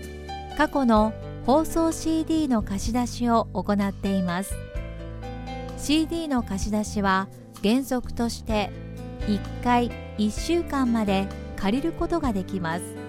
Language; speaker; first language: Japanese; native; Japanese